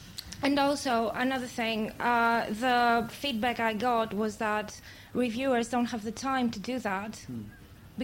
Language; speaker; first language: English; non-native, fluent; Greek